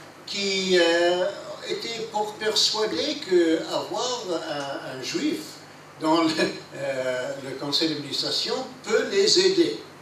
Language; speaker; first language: French; non-native, fluent; English